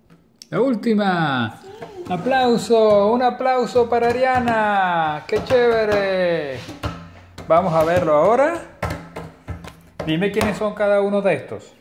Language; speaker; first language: Spanish; native; Spanish